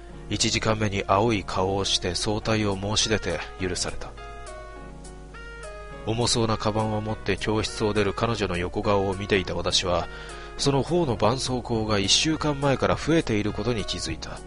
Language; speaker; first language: Japanese; native; Japanese